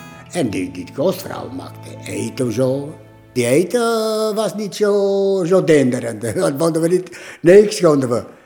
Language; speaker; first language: Dutch; non-native, learner; Italian